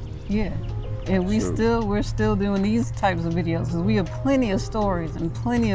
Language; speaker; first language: English; native; English